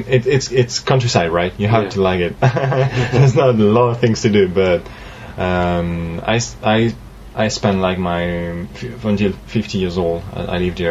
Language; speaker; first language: English; non-native, fluent; French